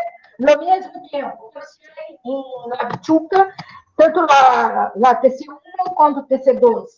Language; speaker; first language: Spanish; non-native, learner; Portuguese